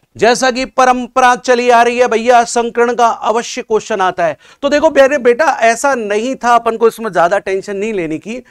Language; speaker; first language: Hindi; native; Hindi